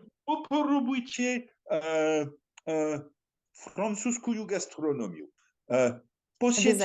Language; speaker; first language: Russian; non-native, learner; French